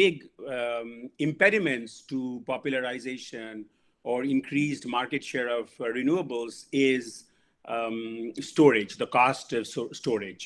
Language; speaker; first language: English; non-native, local second language; Bangla